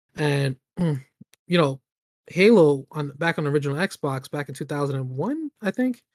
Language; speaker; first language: English; native; English